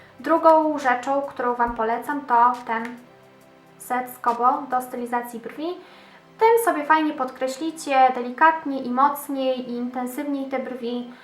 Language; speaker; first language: Polish; native; Polish